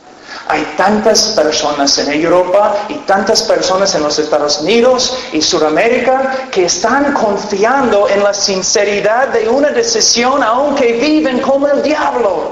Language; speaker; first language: Spanish; non-native, fluent; English